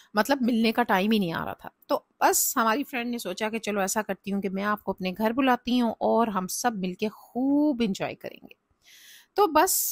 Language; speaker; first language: Urdu; native; Urdu